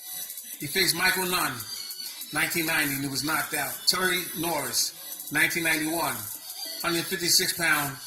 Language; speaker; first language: English; native; English